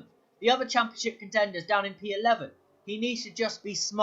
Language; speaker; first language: English; native; English